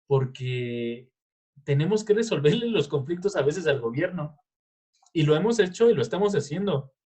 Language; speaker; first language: Spanish; native; Spanish